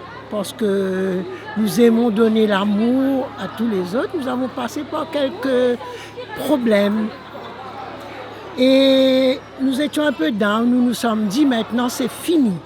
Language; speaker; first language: French; non-native, local second language; Morisyen